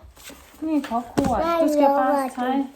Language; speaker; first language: Danish; non-native, learner; Thai